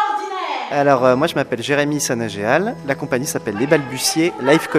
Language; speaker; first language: French; native; French